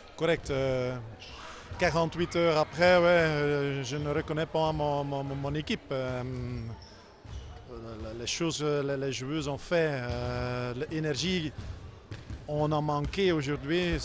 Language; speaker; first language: French; non-native, learner; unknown